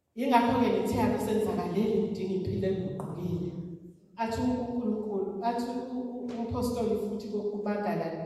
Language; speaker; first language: Zulu; native; Zulu